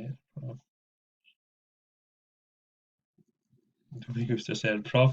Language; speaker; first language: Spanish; non-native, fluent; English